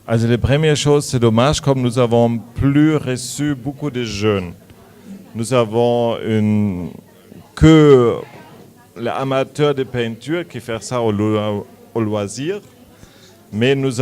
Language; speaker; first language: French; non-native, learner; German